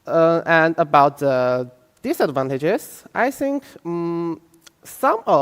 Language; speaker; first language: English; non-native, fluent; Chinese